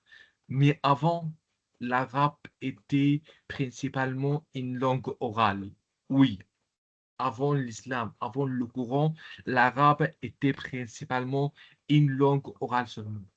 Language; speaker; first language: French; non-native, local second language; Arabic